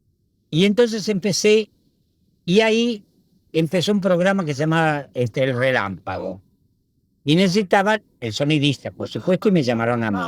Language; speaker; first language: Spanish; early bilingual, other home language; Italian